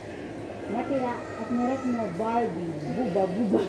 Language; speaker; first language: Hebrew; non-native, learner; Filipino